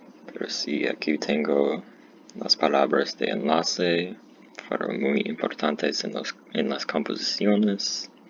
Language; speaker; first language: Spanish; non-native, learner; English